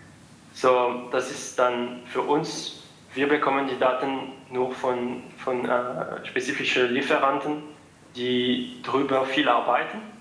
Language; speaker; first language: German; non-native, fluent; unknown